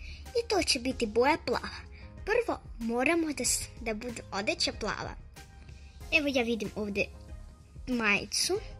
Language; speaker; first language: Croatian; early bilingual, other home language; Russian